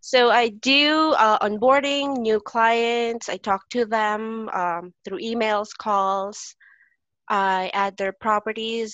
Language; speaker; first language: English; non-native, local second language; Filipino